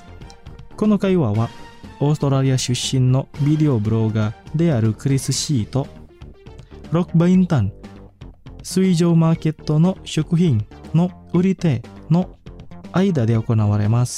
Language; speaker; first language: Japanese; non-native, fluent; Indonesian